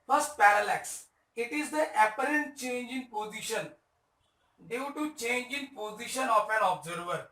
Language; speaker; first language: Hindi; non-native, local second language; Marathi